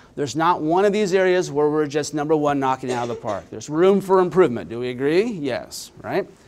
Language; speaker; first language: English; native; English